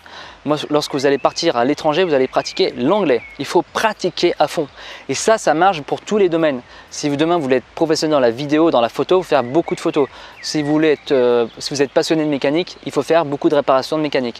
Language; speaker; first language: French; native; French